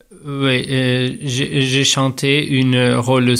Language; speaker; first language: French; non-native, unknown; Russian